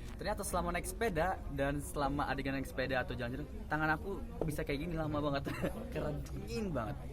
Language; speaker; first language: Indonesian; native; Indonesian